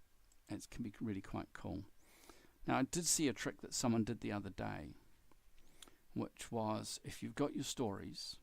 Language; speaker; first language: English; native; English